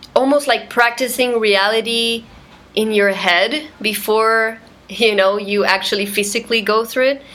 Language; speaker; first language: English; non-native, fluent; Spanish